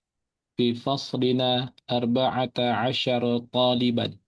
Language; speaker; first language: Arabic; non-native, learner; Indonesian